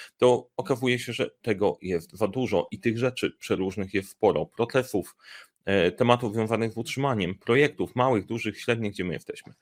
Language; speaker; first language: Polish; native; Polish